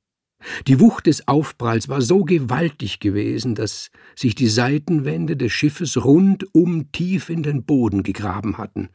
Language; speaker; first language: German; native; German